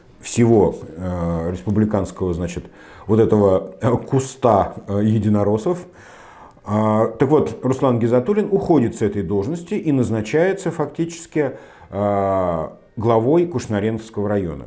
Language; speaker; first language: Russian; native; Russian